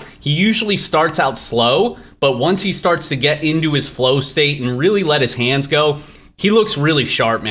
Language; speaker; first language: English; native; English